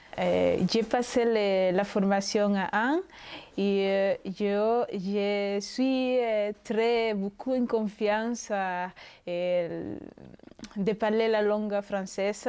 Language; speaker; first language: French; non-native, learner; Spanish